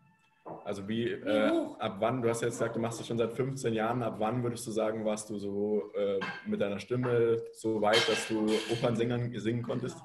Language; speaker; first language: German; native; German